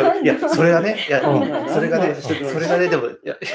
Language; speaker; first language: Japanese; native; Japanese